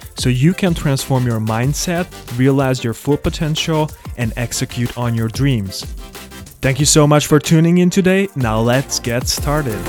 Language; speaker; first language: English; non-native, fluent; Hungarian